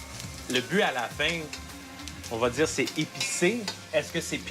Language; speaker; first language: French; native; French